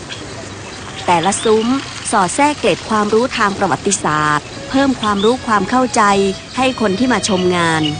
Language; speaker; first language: Thai; native; Thai